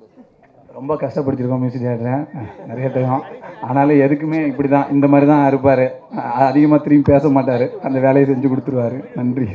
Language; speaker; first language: Tamil; native; Tamil